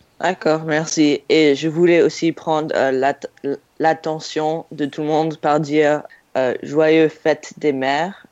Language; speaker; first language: French; non-native, learner; English